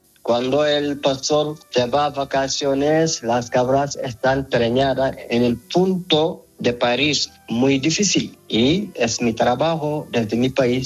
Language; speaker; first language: Spanish; non-native, learner; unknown